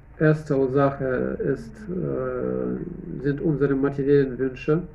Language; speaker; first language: German; non-native, fluent; Russian